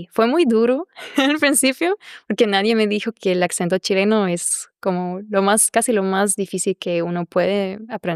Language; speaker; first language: Spanish; non-native, fluent; German